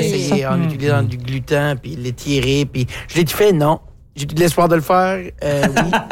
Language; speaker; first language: French; native; French